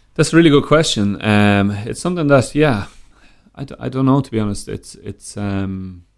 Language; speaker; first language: English; native; English